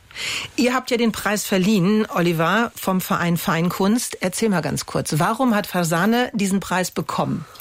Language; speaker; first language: German; native; German